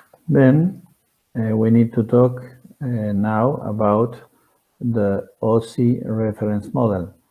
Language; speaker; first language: English; non-native, fluent; Spanish